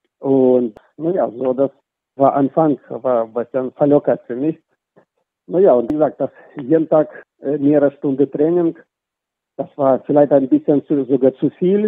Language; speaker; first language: German; non-native, fluent; Russian